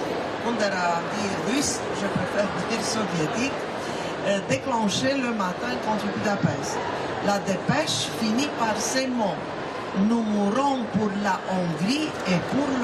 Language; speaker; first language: French; non-native, fluent; Romanian